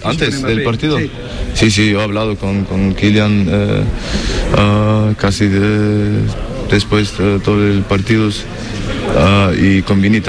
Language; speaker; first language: Spanish; non-native, learner; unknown